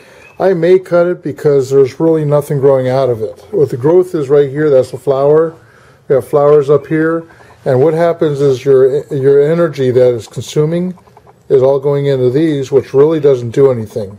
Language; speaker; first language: English; native; English